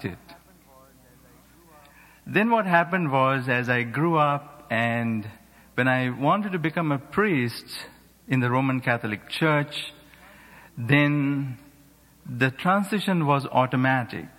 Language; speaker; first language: English; non-native, local second language; Sinhala